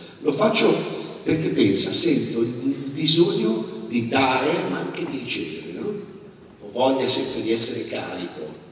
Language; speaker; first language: Italian; native; Italian